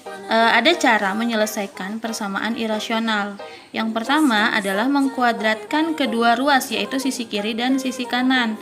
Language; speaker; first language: Indonesian; native; Indonesian